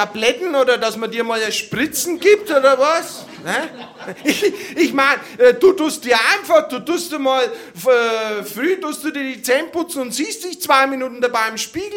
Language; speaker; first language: German; native; German